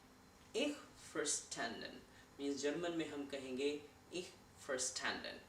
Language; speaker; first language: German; non-native, learner; Hindi